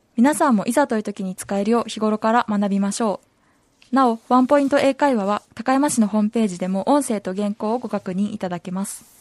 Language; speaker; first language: Japanese; native; Japanese